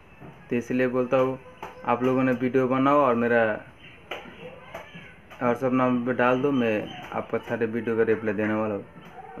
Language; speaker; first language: Hindi; non-native, local second language; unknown